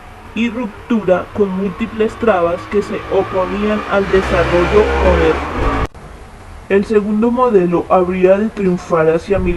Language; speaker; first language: Spanish; native; Spanish